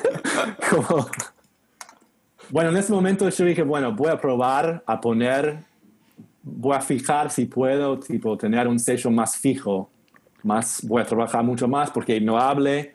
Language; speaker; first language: Spanish; non-native, learner; English